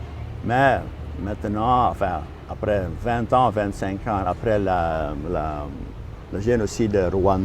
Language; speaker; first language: French; non-native, fluent; Dutch